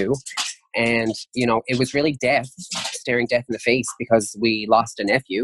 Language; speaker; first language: English; native; English